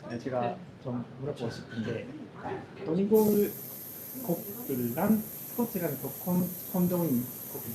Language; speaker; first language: Korean; non-native, learner; Japanese